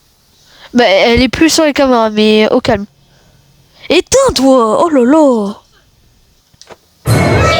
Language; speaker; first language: French; native; French